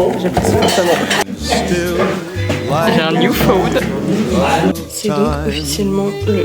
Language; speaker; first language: French; native; French